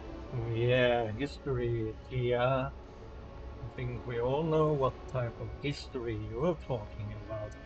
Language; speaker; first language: English; non-native, fluent; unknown